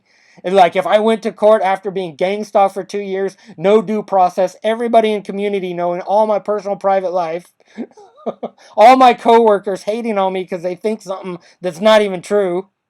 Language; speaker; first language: English; native; English